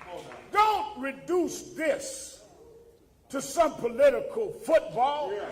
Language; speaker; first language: English; native; English